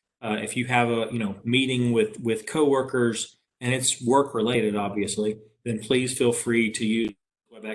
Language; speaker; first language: English; native; English